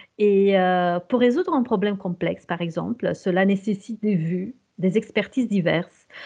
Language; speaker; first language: French; non-native, fluent; Romanian